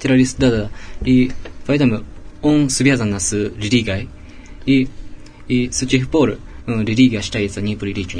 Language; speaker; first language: Russian; non-native, learner; Japanese